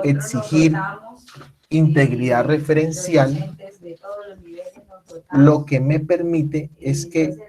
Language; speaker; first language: Spanish; native; Spanish